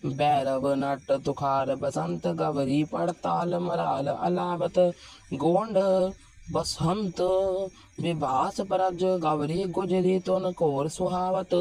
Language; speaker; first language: Hindi; non-native, local second language; Punjabi